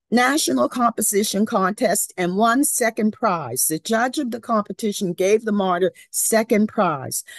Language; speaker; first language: English; native; English